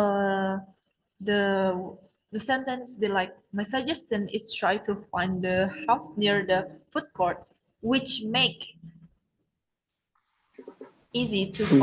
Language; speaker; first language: English; non-native, learner; Indonesian